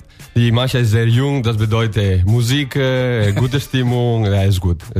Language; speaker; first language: German; non-native, learner; Italian